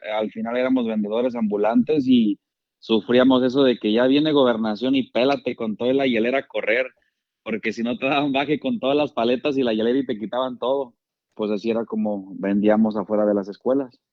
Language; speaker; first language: Spanish; native; Spanish